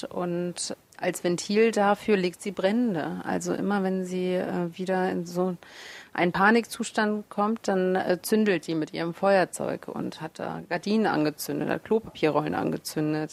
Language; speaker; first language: German; early bilingual, other home language; Russian